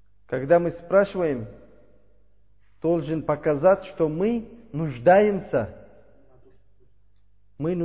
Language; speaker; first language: Russian; non-native, learner; Uzbek